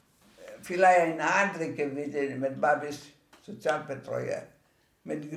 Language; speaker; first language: German; non-native, learner; Greek